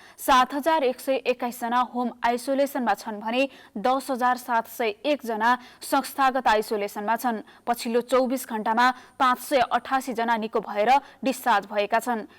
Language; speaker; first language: Nepali; native; Nepali